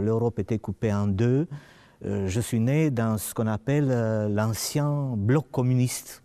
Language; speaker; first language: French; non-native, fluent; Romanian